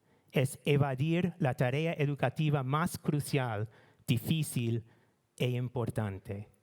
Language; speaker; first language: Spanish; non-native, learner; English